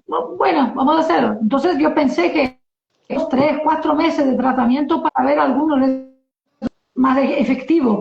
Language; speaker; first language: Spanish; non-native, learner; Portuguese